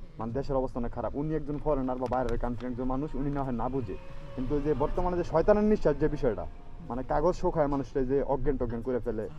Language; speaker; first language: Bangla; native; Bangla